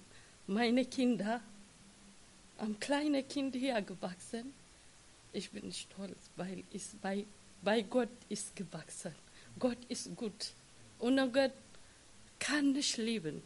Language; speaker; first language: German; non-native, learner; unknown